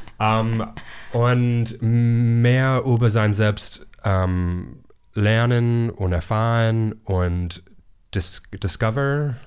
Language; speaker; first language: German; non-native, learner; English